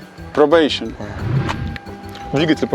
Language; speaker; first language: Russian; native; Russian